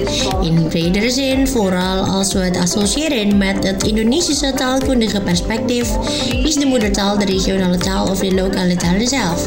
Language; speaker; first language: Dutch; non-native, fluent; Indonesian